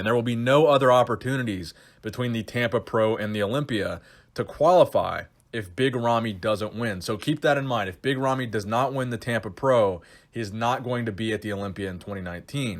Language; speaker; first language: English; native; English